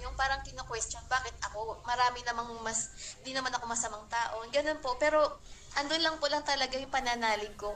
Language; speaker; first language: Filipino; non-native, local second language; Cebuano